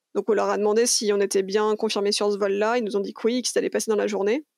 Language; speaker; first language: French; native; French